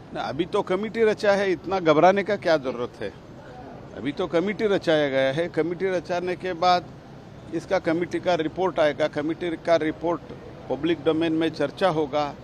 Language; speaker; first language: Hindi; non-native, local second language; Kannada